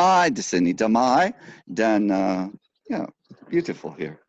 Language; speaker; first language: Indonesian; non-native, learner; English